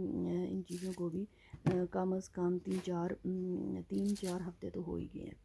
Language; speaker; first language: Urdu; native; Urdu